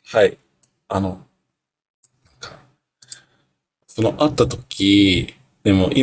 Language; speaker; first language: Japanese; non-native, learner; English